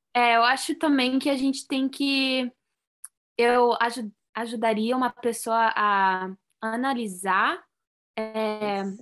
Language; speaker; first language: Portuguese; early bilingual, heritage; Portuguese